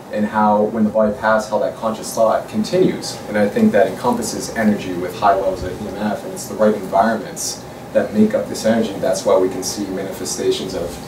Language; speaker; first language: English; native; English